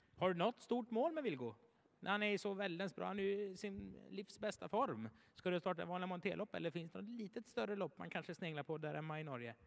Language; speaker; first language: Swedish; native; Swedish